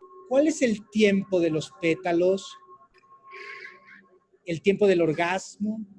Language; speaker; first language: Spanish; native; Spanish